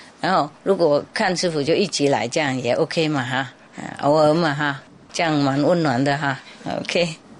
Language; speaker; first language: Chinese; non-native, fluent; Vietnamese